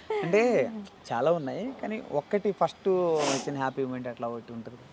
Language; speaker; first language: Telugu; native; Telugu